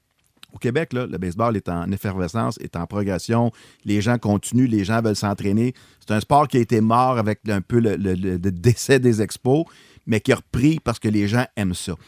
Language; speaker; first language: French; native; French